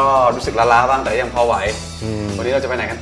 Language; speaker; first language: Thai; native; Thai